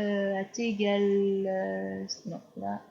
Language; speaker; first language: French; native; French